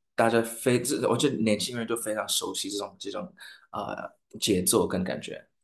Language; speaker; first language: Chinese; non-native, fluent; English